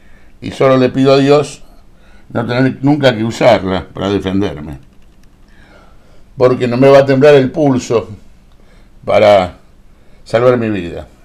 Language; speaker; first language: Spanish; native; Spanish